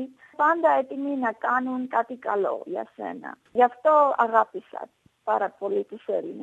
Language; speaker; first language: Greek; non-native, fluent; Armenian